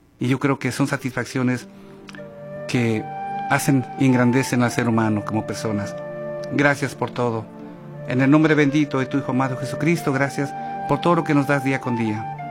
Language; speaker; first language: Spanish; native; Spanish